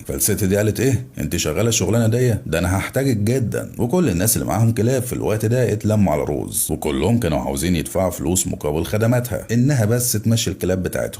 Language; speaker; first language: Arabic; native; Arabic